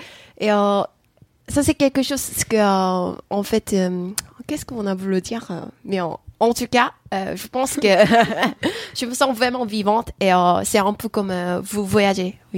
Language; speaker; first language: French; non-native, fluent; Korean